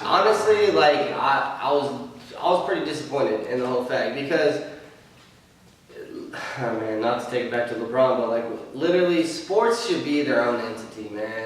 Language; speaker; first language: English; native; English